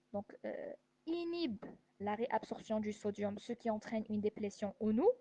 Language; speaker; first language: French; non-native, local second language; Arabic